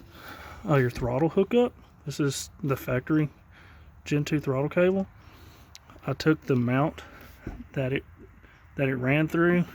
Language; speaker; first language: English; native; English